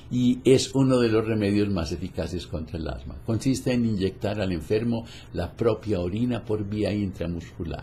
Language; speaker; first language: Spanish; native; Spanish